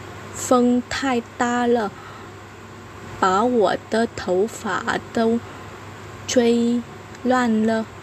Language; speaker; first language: Chinese; non-native, learner; Vietnamese